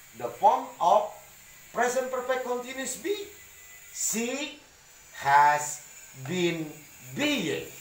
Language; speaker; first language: English; non-native, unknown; Indonesian